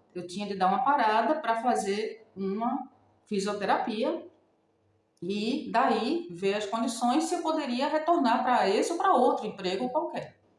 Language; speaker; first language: Portuguese; native; Portuguese